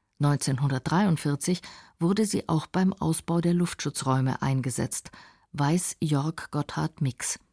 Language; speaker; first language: German; native; German